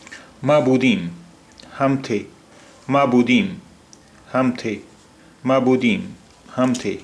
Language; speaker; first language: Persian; non-native, fluent; Urdu